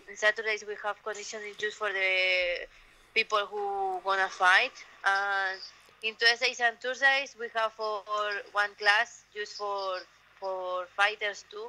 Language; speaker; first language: English; non-native, learner; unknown